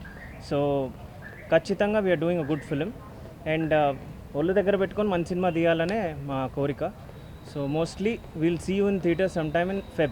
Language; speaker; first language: Telugu; native; Telugu